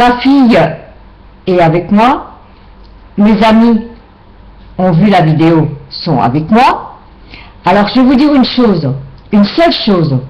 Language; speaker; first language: French; native; French